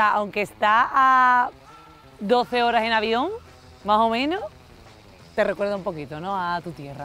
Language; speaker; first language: Spanish; native; Spanish